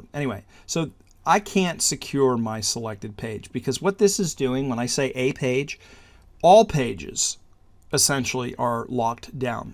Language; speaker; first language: English; native; English